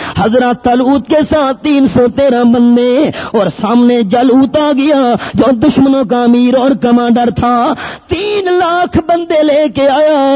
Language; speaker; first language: Urdu; non-native, local second language; Pashto